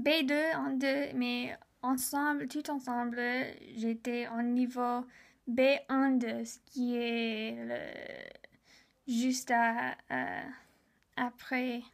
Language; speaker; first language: French; non-native, learner; English